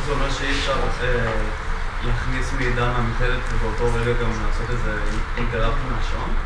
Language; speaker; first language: Hebrew; native; Hebrew